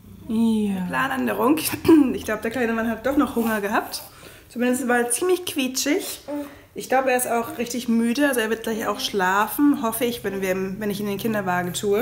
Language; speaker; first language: German; native; German